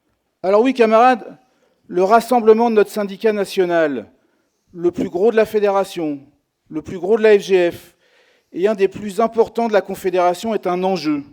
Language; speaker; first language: French; native; French